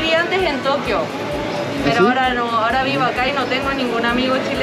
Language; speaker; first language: Spanish; native; Spanish